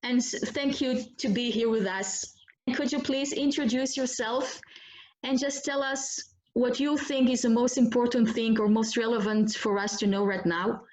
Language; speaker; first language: English; non-native, fluent; Dutch